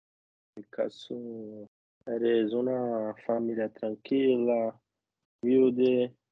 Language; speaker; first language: Spanish; non-native, learner; Portuguese